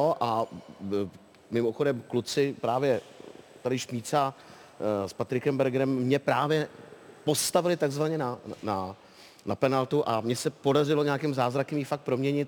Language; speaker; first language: Czech; native; Czech